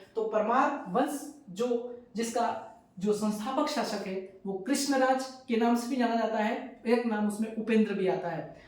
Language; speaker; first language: Hindi; native; Hindi